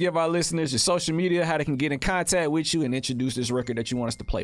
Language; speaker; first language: English; native; English